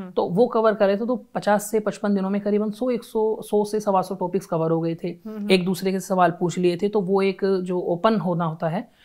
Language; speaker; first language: Hindi; native; Hindi